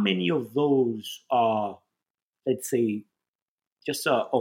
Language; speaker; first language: English; non-native, local second language; Ganda